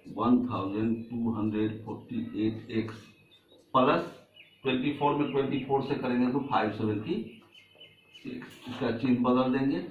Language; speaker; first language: Hindi; native; Hindi